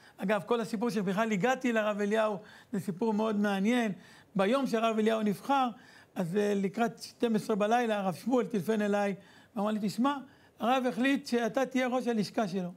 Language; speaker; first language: Hebrew; native; Hebrew